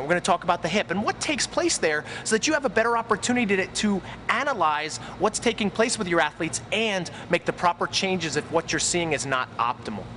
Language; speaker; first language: English; native; English